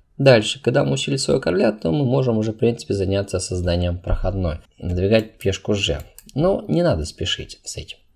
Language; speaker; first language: Russian; non-native, local second language; Uzbek